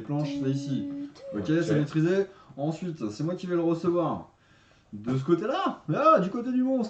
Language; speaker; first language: French; native; French